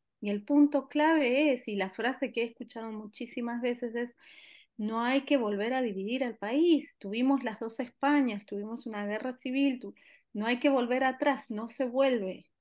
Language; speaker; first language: Spanish; native; Spanish